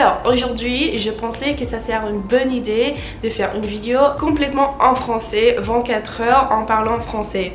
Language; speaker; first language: French; non-native, fluent; English